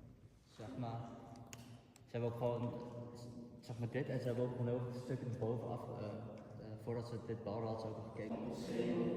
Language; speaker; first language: Dutch; early bilingual, other home language; Vietnamese